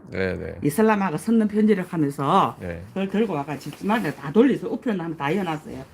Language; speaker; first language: Korean; native; Korean